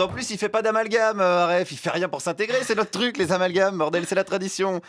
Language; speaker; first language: French; native; French